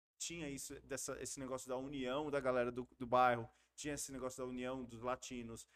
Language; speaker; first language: Portuguese; early bilingual, heritage; Portuguese